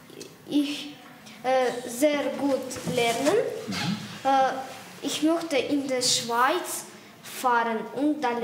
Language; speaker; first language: German; non-native, learner; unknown